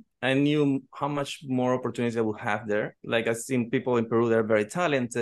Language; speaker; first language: English; non-native, fluent; Spanish